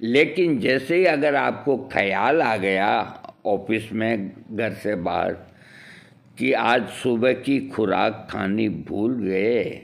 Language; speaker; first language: Hindi; native; Hindi